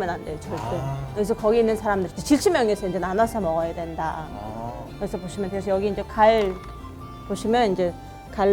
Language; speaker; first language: Korean; non-native, fluent; Mongolian